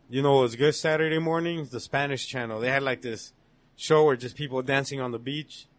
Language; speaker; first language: English; early bilingual, other home language; Spanish